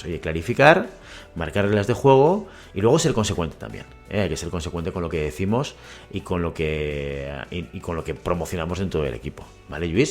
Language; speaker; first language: Spanish; native; Spanish